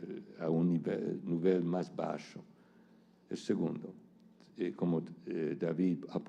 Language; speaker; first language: Portuguese; non-native, fluent; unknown